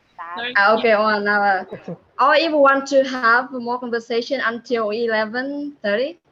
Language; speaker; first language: English; non-native, learner; Vietnamese